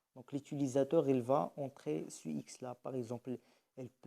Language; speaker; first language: French; non-native, local second language; Arabic